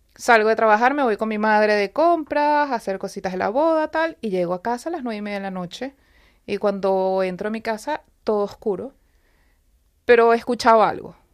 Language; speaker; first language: Spanish; native; Spanish